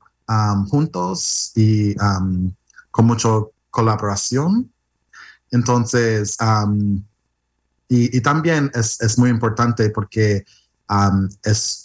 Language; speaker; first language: Spanish; non-native, learner; English